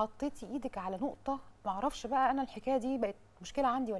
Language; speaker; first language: Arabic; native; Arabic